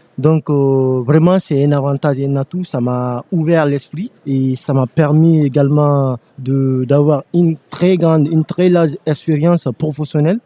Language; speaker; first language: French; non-native, local second language; Fula